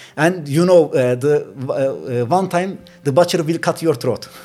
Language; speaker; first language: English; non-native, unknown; Turkish